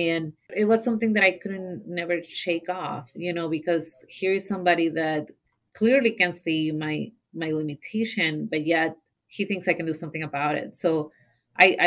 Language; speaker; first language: English; non-native, fluent; Spanish